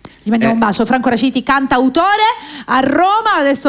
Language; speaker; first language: Italian; native; Italian